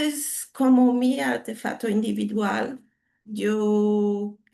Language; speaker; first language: Spanish; non-native, learner; Portuguese